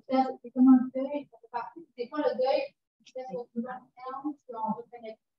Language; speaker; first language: French; native; French